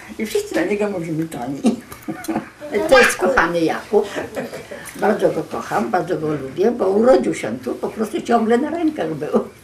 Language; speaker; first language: Polish; native; Polish